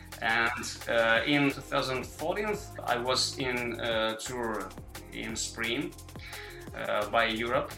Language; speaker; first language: English; non-native, learner; Ukrainian